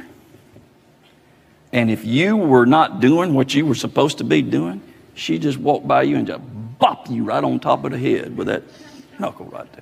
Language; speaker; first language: English; native; English